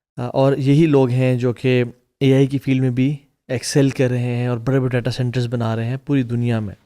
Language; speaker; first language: Urdu; native; Urdu